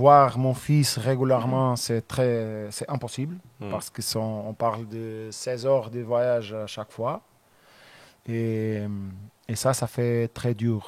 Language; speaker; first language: French; non-native, learner; Portuguese